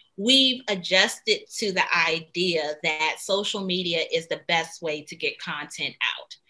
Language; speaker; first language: English; native; English